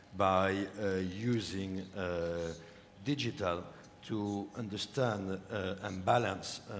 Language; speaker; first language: English; non-native, fluent; French